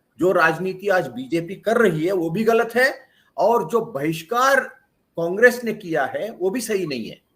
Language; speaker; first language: Hindi; non-native, local second language; Kannada